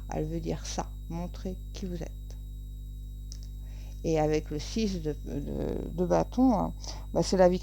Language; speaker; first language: French; native; French